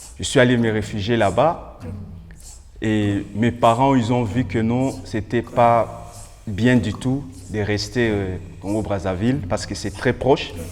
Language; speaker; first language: French; non-native, local second language; Lingala